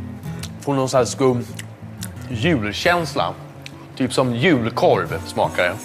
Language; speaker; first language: Swedish; native; Swedish